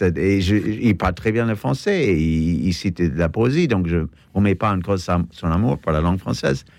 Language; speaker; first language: French; non-native, fluent; English